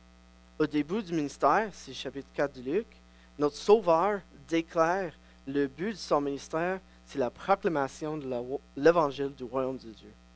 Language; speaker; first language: French; non-native, local second language; English